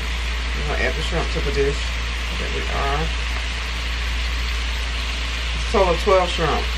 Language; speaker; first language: English; native; English